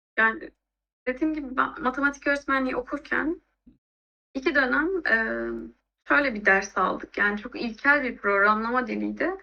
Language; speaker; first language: Turkish; native; Turkish